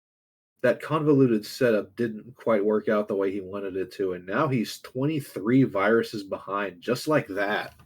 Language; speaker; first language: English; native; English